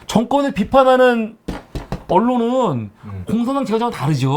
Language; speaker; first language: Korean; native; Korean